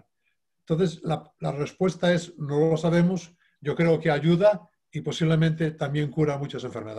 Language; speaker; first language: Spanish; native; Spanish